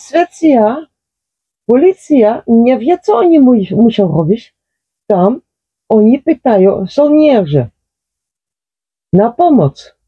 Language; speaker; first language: Polish; non-native, learner; Dutch